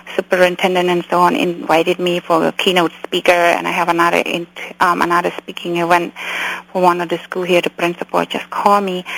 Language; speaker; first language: English; early bilingual, other home language; Khmer